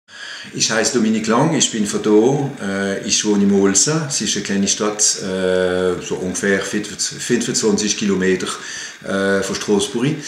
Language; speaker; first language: German; non-native, fluent; French